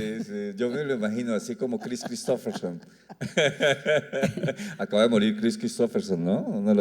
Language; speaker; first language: Spanish; native; Spanish